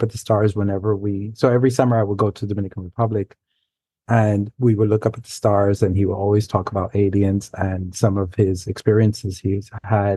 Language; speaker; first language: English; early bilingual, other home language; Spanish